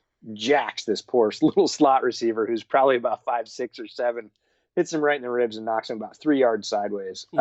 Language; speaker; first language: English; native; English